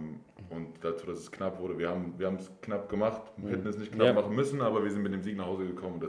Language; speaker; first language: German; native; German